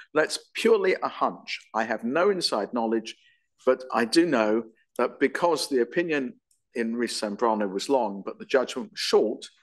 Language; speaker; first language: English; native; English